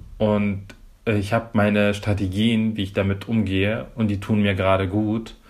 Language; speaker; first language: German; early bilingual, other home language; Persian